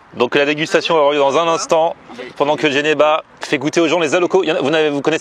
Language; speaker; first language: French; native; French